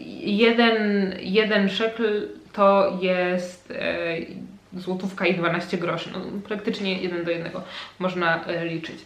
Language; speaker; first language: Polish; native; Polish